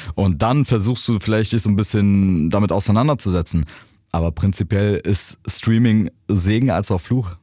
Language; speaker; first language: German; native; German